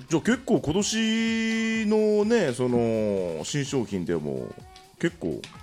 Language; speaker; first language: Japanese; native; Japanese